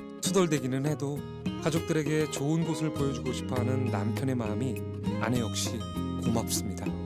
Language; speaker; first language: Korean; native; Korean